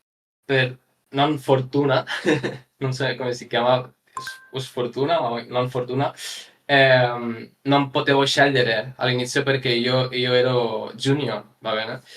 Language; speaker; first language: Italian; non-native, learner; Spanish